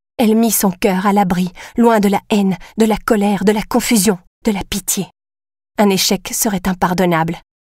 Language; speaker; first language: French; native; French